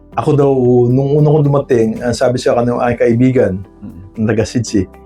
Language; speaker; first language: Filipino; native; Filipino